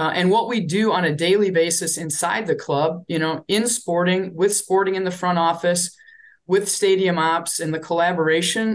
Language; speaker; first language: English; native; English